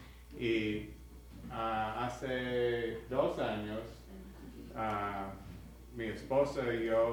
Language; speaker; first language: Spanish; non-native, learner; English